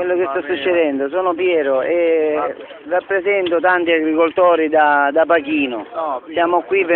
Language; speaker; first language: Italian; native; Italian